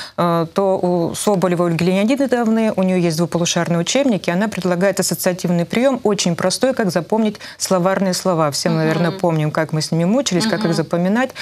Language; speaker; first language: Russian; native; Russian